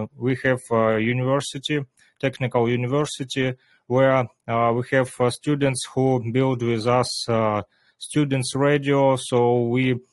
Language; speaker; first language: English; non-native, learner; Ukrainian